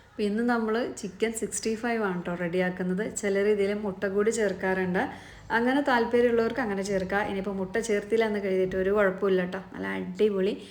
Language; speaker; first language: Malayalam; native; Malayalam